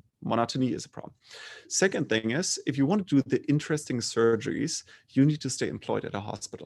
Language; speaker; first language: English; non-native, fluent; German